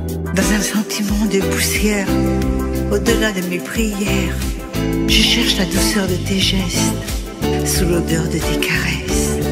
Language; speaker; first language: French; native; French